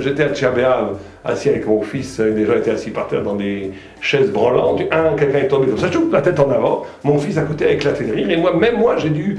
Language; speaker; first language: French; native; French